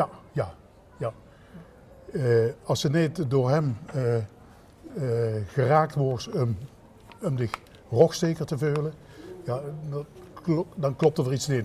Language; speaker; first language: Dutch; native; Dutch